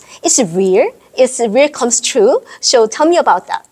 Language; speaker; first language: English; non-native, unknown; Korean